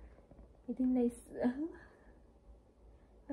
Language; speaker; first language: Chinese; non-native, fluent; Vietnamese